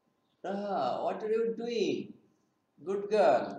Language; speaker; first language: English; non-native, fluent; Bangla